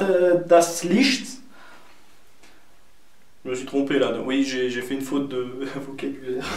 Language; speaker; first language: French; native; French